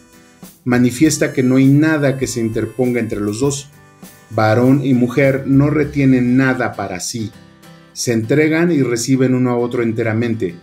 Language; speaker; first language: Spanish; native; Spanish